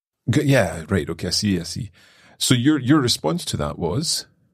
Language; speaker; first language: English; native; English